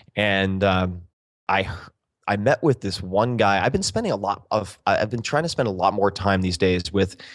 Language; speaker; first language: English; native; English